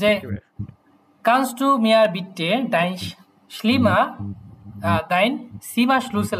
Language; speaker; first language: German; non-native, fluent; Bangla